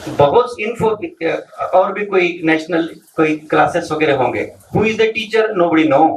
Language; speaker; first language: Hindi; non-native, local second language; Marathi